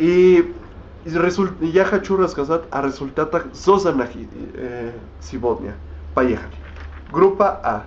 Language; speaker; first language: Russian; non-native, learner; Spanish